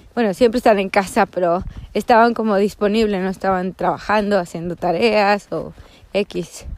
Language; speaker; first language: Spanish; native; Spanish